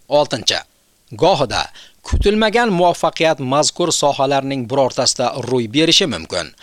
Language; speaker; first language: Uzbek; native; Uzbek